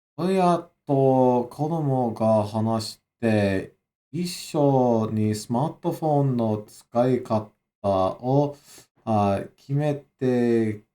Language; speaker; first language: Japanese; non-native, learner; English